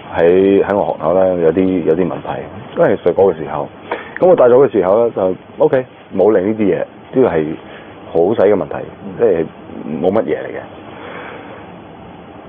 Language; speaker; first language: Cantonese; early bilingual, heritage; Cantonese